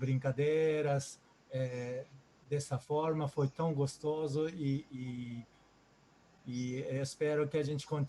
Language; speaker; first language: Portuguese; non-native, fluent; Japanese